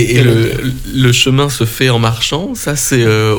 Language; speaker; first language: French; native; French